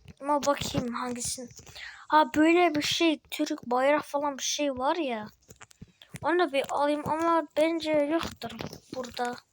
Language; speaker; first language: Turkish; early bilingual, heritage; Turkish